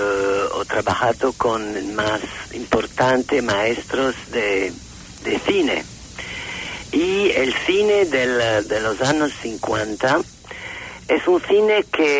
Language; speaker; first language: Spanish; non-native, learner; Italian